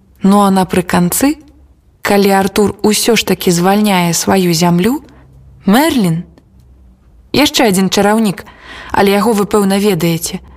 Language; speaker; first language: Belarusian; native; Belarusian